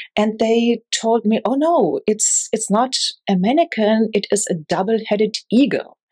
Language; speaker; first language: English; non-native, fluent; German